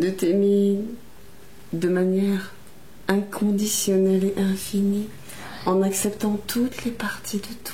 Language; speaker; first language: French; native; French